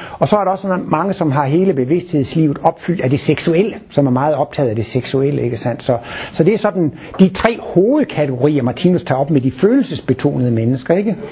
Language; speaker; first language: Danish; native; Danish